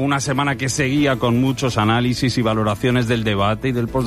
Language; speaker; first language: Spanish; native; Spanish